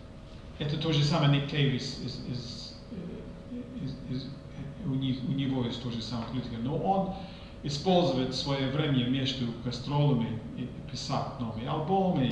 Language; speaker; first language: Russian; non-native, fluent; English